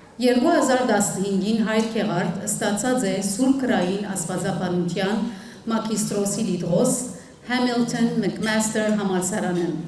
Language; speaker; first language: Armenian; early bilingual, heritage; Armenian